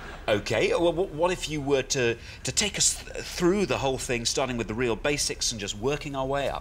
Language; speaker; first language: English; native; English